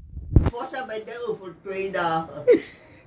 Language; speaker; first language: Dutch; non-native, local second language; Sranan Tongo